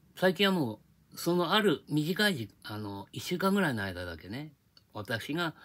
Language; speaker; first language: Japanese; native; Japanese